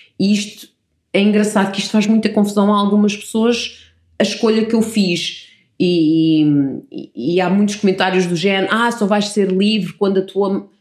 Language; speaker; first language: Portuguese; early bilingual, other home language; English